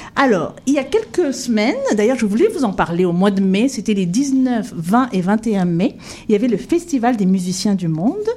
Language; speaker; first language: French; non-native, local second language; Kinyarwanda